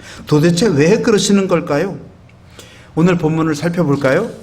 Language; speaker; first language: Korean; native; Korean